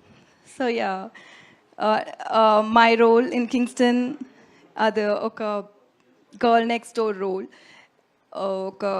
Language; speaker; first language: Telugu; non-native, learner; Tamil